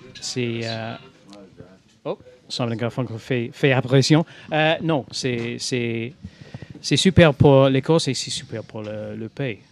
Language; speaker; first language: French; non-native, fluent; English